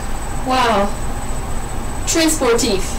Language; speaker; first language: French; non-native, learner; English